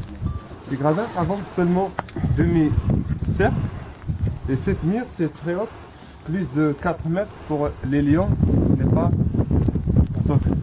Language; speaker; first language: French; non-native, local second language; Arabic